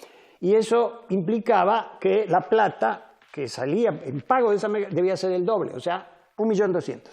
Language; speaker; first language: Spanish; native; Spanish